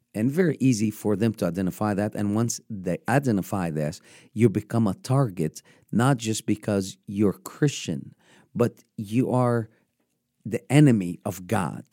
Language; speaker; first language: English; non-native, fluent; Arabic